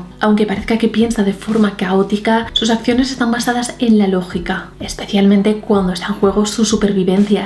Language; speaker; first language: Spanish; native; Spanish